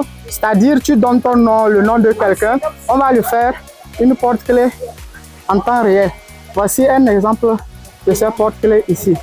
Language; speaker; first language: French; non-native, fluent; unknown